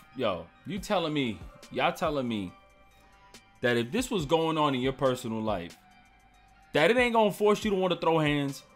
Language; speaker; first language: English; native; English